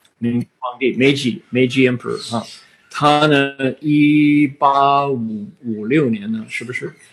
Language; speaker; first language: Chinese; non-native, fluent; English